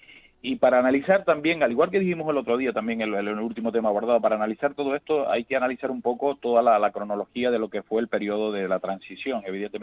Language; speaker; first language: Spanish; native; Spanish